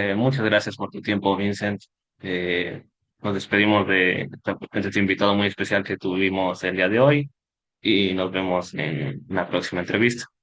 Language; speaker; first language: Spanish; early bilingual, other home language; Cantonese